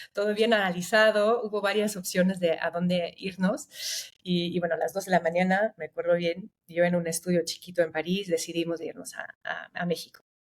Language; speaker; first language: Spanish; non-native, fluent; German